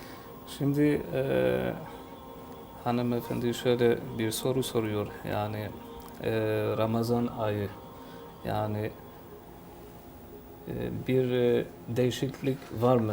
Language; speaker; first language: Turkish; non-native, fluent; Albanian